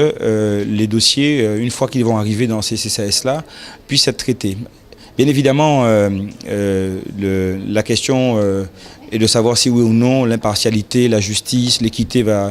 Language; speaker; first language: French; native; French